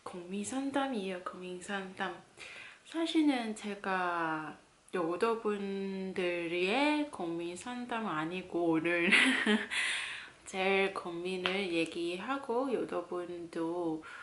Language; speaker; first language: Korean; non-native, fluent; Cantonese